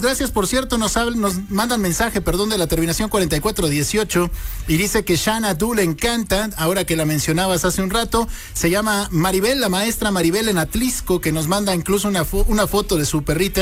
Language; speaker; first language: Spanish; native; Spanish